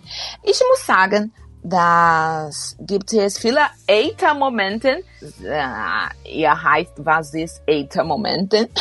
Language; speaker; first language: German; non-native, learner; Portuguese